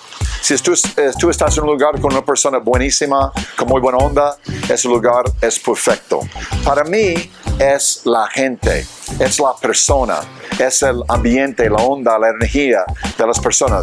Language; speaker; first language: Spanish; non-native, fluent; English